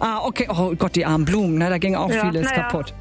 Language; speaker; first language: German; native; German